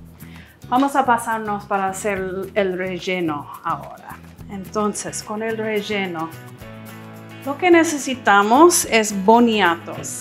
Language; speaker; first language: Spanish; non-native, fluent; English